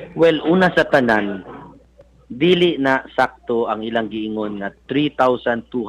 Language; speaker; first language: Cebuano; native; Cebuano